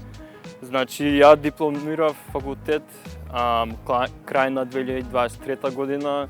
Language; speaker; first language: Macedonian; early bilingual, heritage; Macedonian